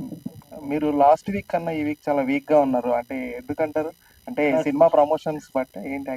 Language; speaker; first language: Telugu; native; Telugu